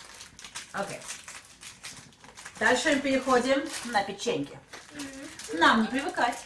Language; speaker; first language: Russian; native; Russian